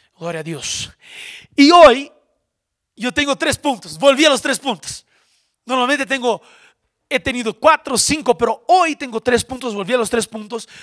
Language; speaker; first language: Spanish; non-native, fluent; Portuguese